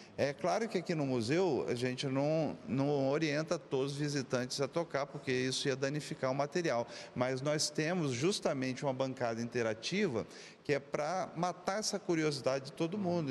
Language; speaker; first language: Portuguese; native; Portuguese